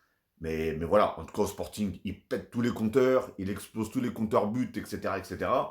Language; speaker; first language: French; native; French